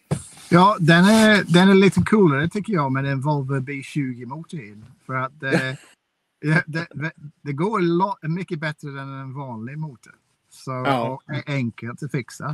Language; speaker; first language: Swedish; non-native, fluent; English